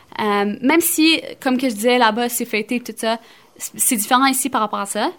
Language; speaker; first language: French; early bilingual, other home language; Arabic